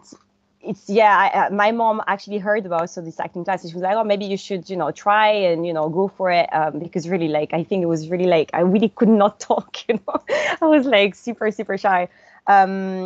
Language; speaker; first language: English; non-native, fluent; French